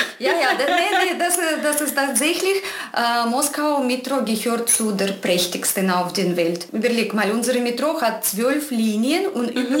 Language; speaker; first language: German; non-native, fluent; Russian